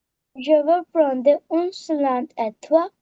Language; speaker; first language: French; non-native, learner; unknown